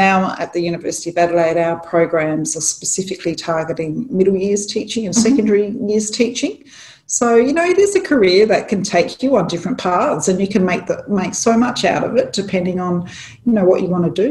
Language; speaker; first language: English; native; English